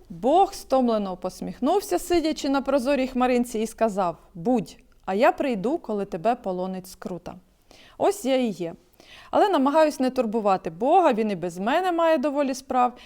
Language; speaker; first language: Ukrainian; native; Ukrainian